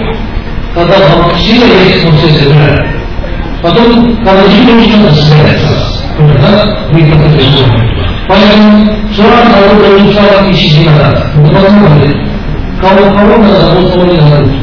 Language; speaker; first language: Russian; non-native, learner; Tibetan